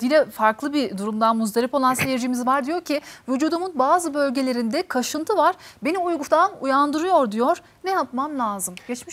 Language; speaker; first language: Turkish; native; Turkish